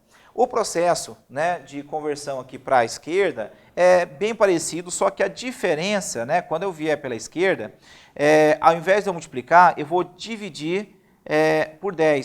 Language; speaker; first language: Portuguese; native; Portuguese